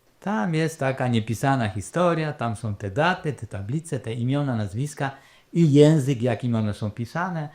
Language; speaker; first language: Polish; non-native, local second language; Rusyn